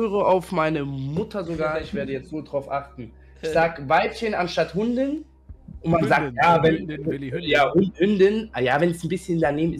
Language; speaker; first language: German; early bilingual, other home language; Turkish